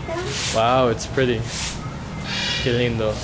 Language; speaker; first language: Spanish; non-native, learner; English